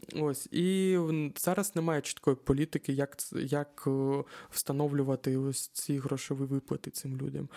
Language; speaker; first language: Ukrainian; native; Ukrainian